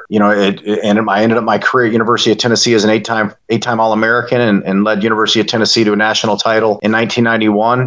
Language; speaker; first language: English; native; English